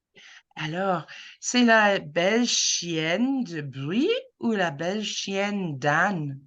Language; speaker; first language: French; non-native, fluent; English